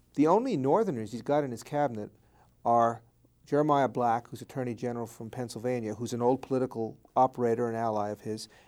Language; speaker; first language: English; native; English